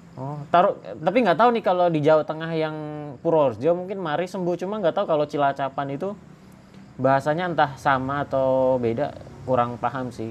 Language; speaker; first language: Indonesian; native; Indonesian